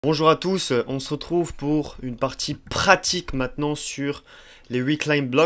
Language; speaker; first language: French; native; French